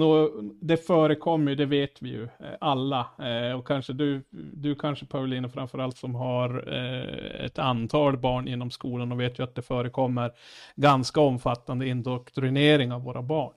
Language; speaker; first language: Swedish; native; Swedish